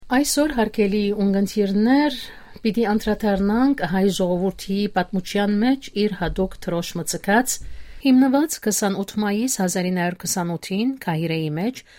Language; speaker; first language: Armenian; native; Armenian